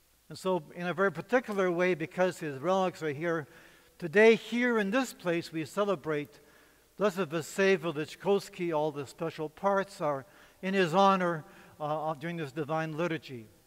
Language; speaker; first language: English; native; English